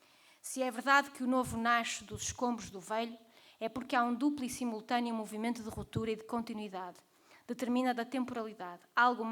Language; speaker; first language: Portuguese; native; Portuguese